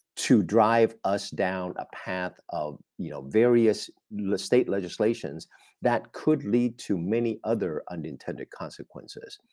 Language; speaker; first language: English; non-native, fluent; Vietnamese